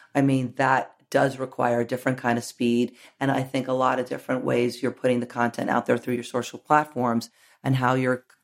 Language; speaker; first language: English; native; English